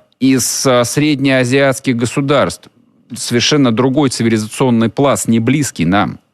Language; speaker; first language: Russian; native; Russian